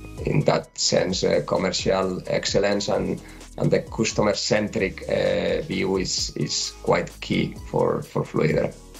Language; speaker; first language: English; non-native, fluent; Spanish